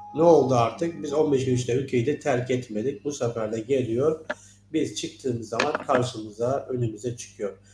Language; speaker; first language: Turkish; non-native, fluent; Turkmen